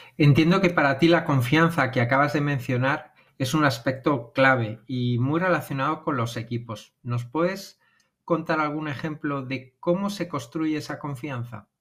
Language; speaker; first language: Spanish; native; Spanish